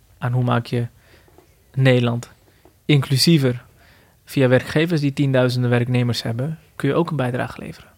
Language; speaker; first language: Dutch; early bilingual, other home language; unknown